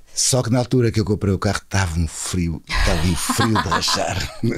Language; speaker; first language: Portuguese; non-native, local second language; Kabuverdianu